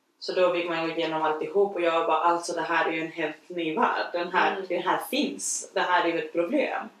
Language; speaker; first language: Swedish; non-native, fluent; Spanish